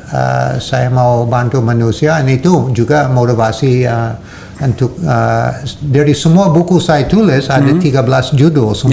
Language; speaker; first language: Indonesian; non-native, learner; English